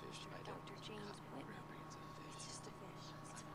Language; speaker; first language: English; non-native, fluent; Norwegian